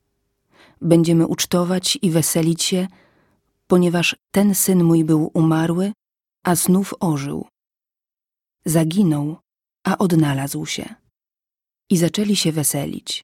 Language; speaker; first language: Polish; native; Polish